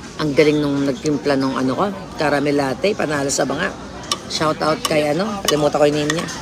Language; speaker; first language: Filipino; non-native, local second language; Cebuano